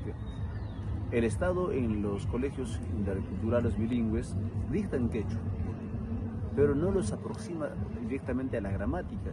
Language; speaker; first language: Spanish; non-native, local second language; Quechua